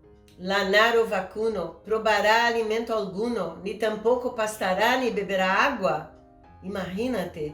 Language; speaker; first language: Spanish; non-native, fluent; Portuguese